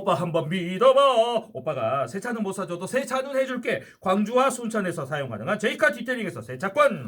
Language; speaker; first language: Korean; native; Korean